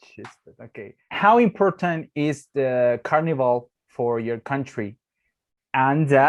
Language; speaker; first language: English; non-native, learner; Spanish